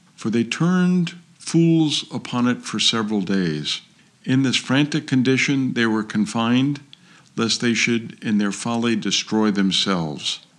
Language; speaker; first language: English; native; English